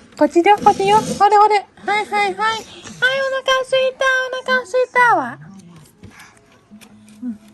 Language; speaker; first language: Japanese; non-native, fluent; Thai